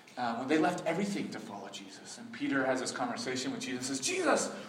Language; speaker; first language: English; early bilingual, heritage; English